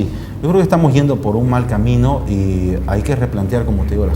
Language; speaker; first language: Spanish; native; Spanish